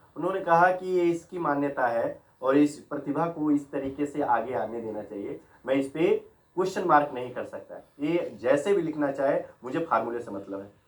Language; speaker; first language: Hindi; native; Hindi